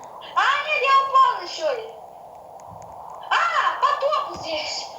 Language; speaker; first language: Russian; native; Russian